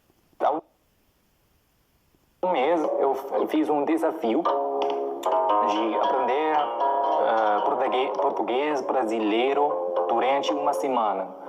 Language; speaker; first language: Portuguese; non-native, learner; Chinese